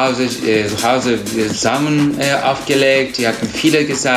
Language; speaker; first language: German; non-native, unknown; Turkish